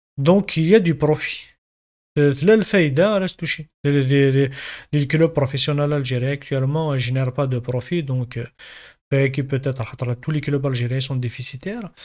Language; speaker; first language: French; non-native, local second language; Kabyle